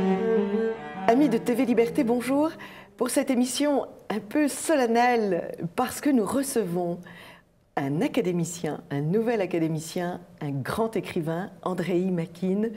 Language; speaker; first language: French; native; French